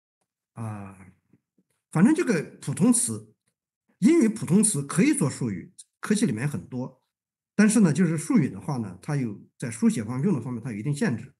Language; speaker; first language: Chinese; native; Chinese